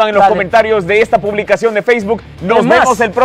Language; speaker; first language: Spanish; native; Spanish